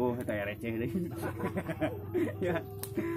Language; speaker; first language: Indonesian; non-native, local second language; Sundanese